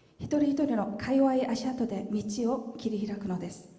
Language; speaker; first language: Japanese; non-native, fluent; Korean